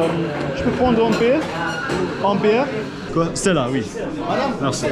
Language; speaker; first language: French; non-native, learner; English